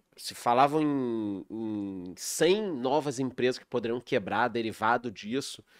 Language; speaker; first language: Portuguese; native; Portuguese